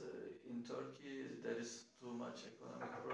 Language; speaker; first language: English; non-native, learner; Turkish